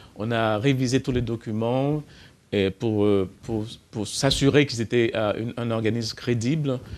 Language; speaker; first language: French; non-native, fluent; English